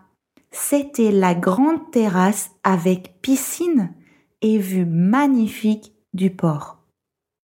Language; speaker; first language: French; non-native, fluent; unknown